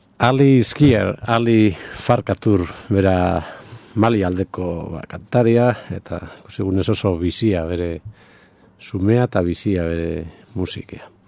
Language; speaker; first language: Basque; native; Basque